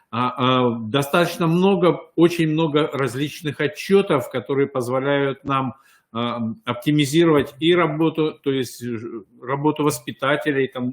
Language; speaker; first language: Russian; native; Russian